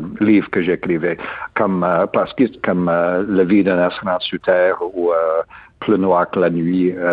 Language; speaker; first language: French; non-native, learner; English